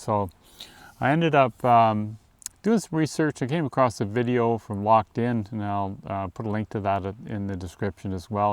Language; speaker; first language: English; native; English